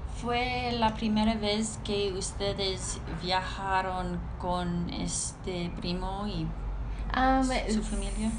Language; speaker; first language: Spanish; non-native, learner; English